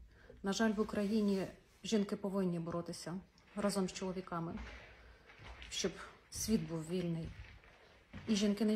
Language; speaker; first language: Ukrainian; native; Ukrainian